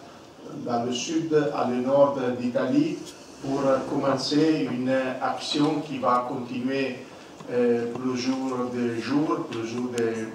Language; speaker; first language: French; non-native, learner; Italian